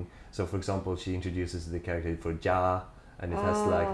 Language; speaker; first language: English; non-native, fluent; Swedish